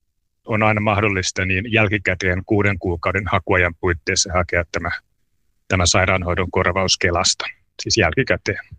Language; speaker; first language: Finnish; native; Finnish